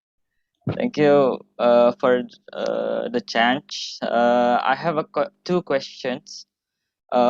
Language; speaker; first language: English; non-native, fluent; Indonesian